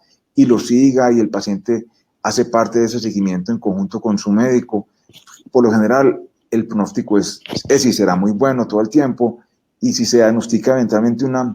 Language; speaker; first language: Spanish; native; Spanish